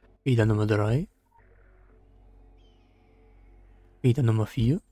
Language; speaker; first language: German; native; German